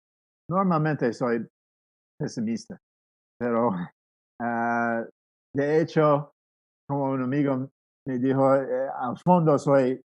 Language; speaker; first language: Spanish; non-native, fluent; English